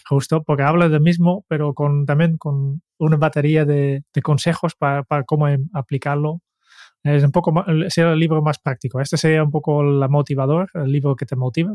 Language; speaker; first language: Spanish; non-native, fluent; Dutch